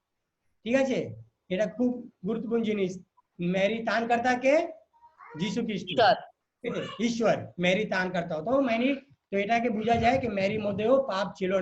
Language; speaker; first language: Bangla; non-native, learner; Hindi